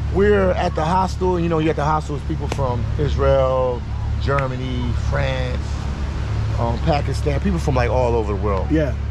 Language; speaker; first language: English; native; English